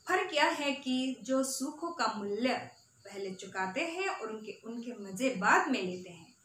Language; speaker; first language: Hindi; non-native, local second language; Assamese